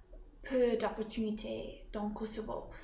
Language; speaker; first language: French; non-native, learner; English